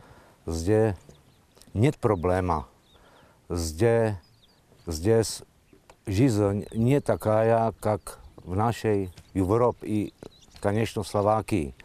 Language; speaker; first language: Russian; non-native, learner; Slovak